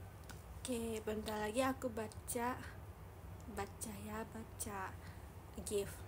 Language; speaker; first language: Indonesian; non-native, learner; Japanese